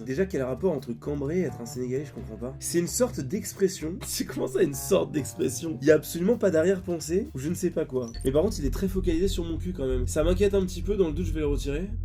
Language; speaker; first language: French; native; French